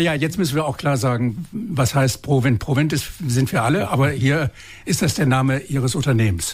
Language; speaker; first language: German; native; German